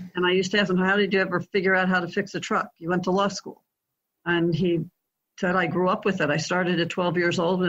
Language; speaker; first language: English; native; English